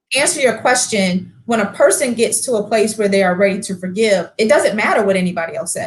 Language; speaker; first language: English; native; English